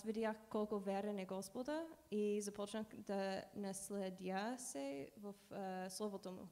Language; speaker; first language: Bulgarian; non-native, learner; English